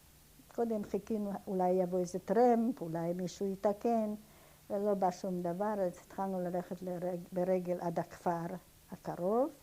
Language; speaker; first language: Hebrew; non-native, fluent; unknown